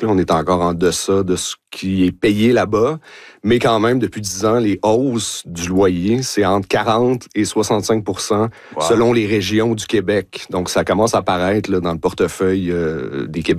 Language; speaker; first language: French; native; French